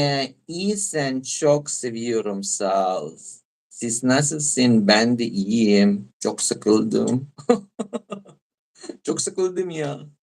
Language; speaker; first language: Turkish; non-native, learner; Filipino